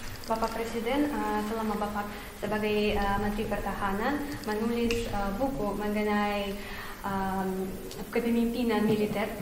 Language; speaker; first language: Indonesian; non-native, fluent; Russian